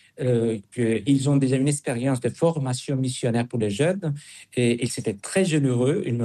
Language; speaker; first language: French; non-native, fluent; Spanish